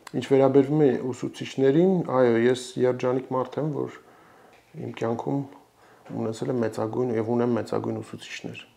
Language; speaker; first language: Armenian; native; Armenian